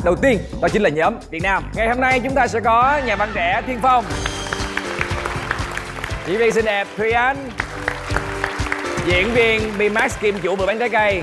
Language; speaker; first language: Vietnamese; native; Vietnamese